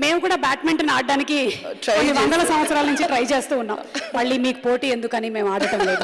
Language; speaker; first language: Telugu; native; Telugu